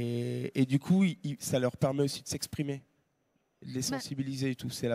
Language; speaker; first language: French; native; French